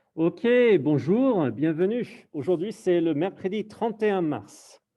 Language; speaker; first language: French; non-native, fluent; English